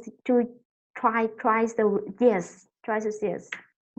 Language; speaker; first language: English; non-native, learner; Vietnamese